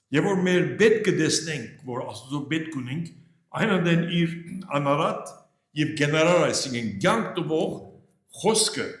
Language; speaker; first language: Armenian; early bilingual, heritage; Armenian